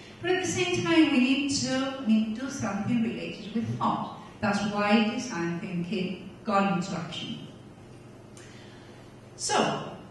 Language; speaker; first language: English; non-native, fluent; Spanish